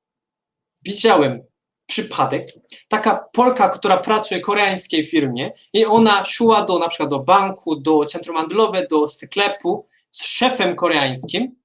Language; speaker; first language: Polish; non-native, fluent; Korean